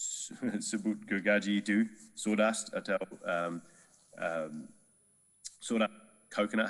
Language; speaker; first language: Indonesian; non-native, fluent; English